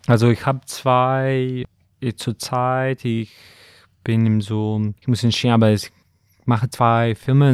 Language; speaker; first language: German; non-native, fluent; Serbian